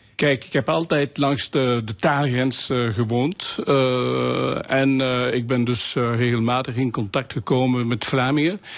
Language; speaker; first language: Dutch; non-native, local second language; French